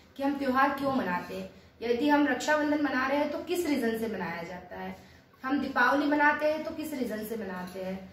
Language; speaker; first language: Hindi; native; Hindi